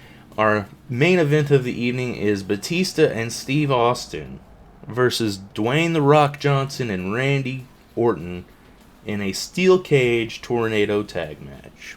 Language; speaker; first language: English; native; English